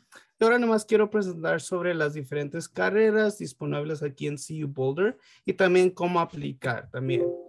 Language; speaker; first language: Spanish; early bilingual, heritage; Spanish